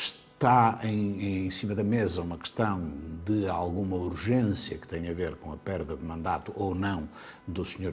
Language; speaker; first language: Portuguese; native; Portuguese